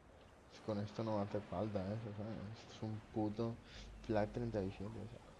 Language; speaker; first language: Spanish; native; Spanish